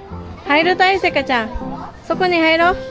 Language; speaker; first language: Japanese; non-native, learner; Filipino